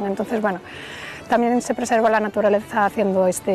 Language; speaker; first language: Spanish; native; Spanish